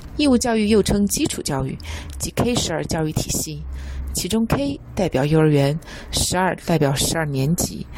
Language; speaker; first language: Chinese; native; Chinese